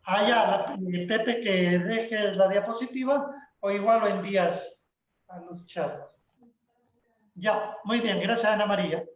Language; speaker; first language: Spanish; native; Spanish